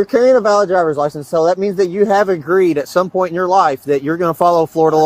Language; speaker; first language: English; native; English